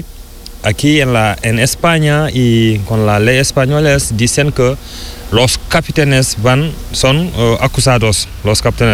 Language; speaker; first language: Spanish; non-native, learner; Fula